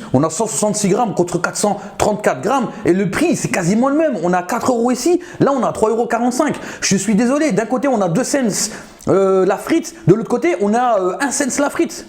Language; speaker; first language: French; native; French